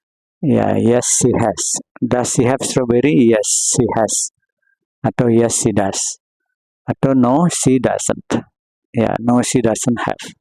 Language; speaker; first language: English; non-native, learner; Indonesian